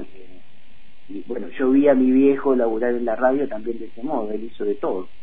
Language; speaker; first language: Spanish; native; Spanish